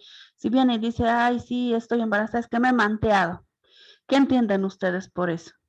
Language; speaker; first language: Spanish; native; Spanish